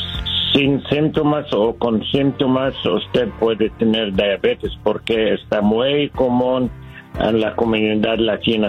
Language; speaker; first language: Spanish; non-native, learner; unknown